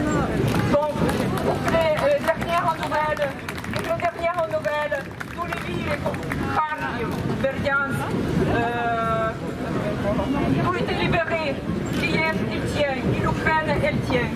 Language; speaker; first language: French; non-native, fluent; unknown